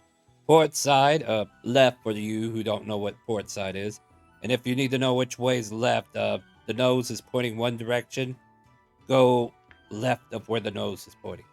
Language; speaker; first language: English; native; English